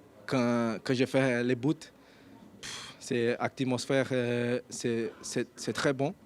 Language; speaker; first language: French; non-native, learner; Portuguese